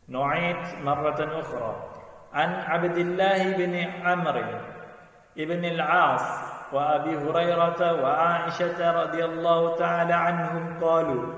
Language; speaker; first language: Arabic; non-native, fluent; Indonesian